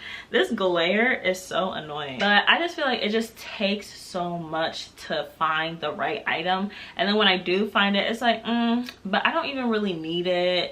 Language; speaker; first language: English; native; English